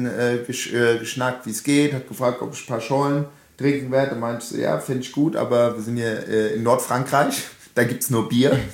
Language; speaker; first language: German; native; German